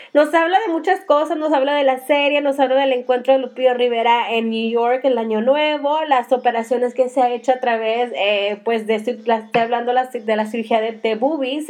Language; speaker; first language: Spanish; early bilingual, heritage; Spanish